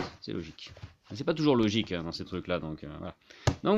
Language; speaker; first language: French; native; French